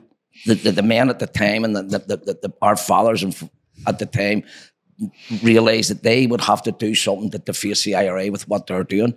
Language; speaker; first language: English; native; English